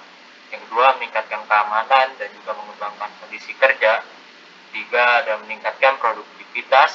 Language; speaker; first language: Indonesian; native; Indonesian